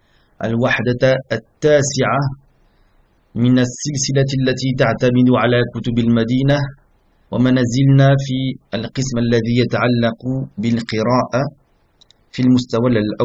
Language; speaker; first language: Arabic; non-native, fluent; French